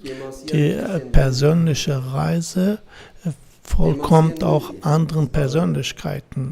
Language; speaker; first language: German; non-native, fluent; Kurdish